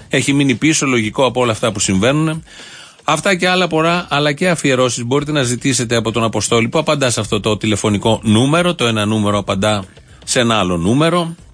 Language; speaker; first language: Greek; native; Greek